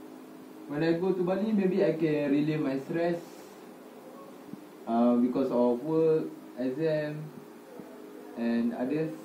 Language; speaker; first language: English; non-native, local second language; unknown